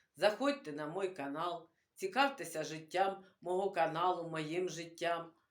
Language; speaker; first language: Ukrainian; non-native, local second language; Russian